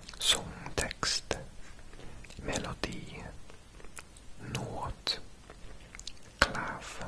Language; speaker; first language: Swedish; non-native, learner; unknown